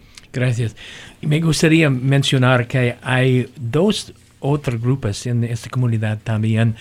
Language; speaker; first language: Spanish; non-native, learner; English